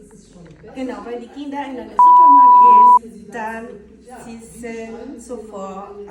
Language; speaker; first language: German; non-native, learner; Spanish